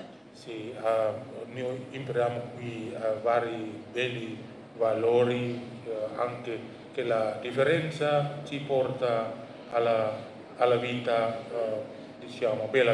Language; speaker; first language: Italian; non-native, fluent; Indonesian